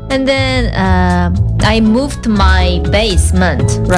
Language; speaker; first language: English; non-native, learner; Indonesian